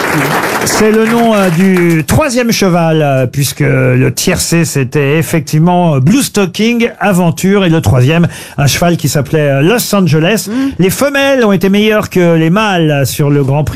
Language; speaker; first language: French; native; French